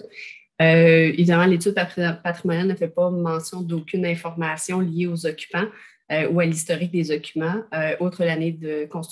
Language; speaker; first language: French; native; French